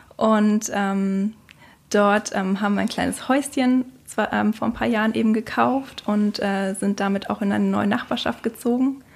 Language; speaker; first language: German; native; German